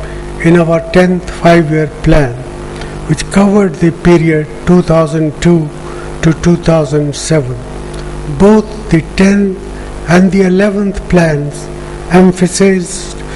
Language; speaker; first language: English; non-native, local second language; Punjabi